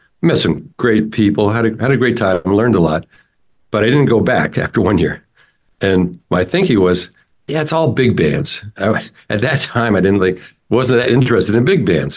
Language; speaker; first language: English; native; English